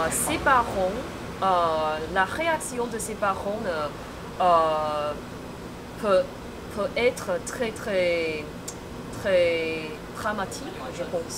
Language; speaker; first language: French; non-native, fluent; Chinese